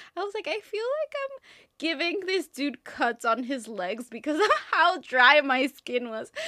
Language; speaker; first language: English; non-native, fluent; Spanish